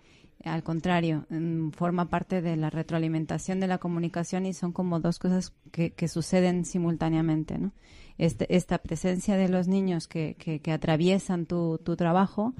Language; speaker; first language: Spanish; native; Spanish